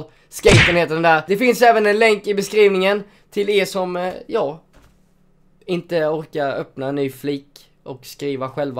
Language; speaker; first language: Swedish; native; Swedish